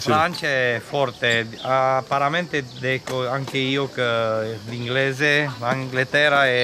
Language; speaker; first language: Italian; non-native, fluent; Romanian